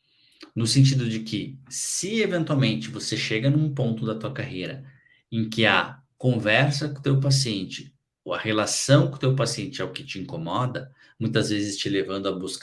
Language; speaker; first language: Portuguese; native; Portuguese